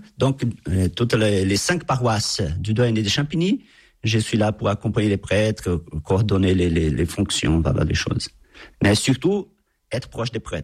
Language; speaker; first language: French; non-native, fluent; Portuguese